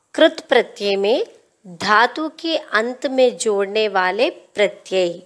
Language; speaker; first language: Hindi; non-native, local second language; Telugu